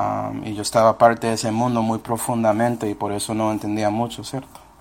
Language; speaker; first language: Spanish; non-native, fluent; English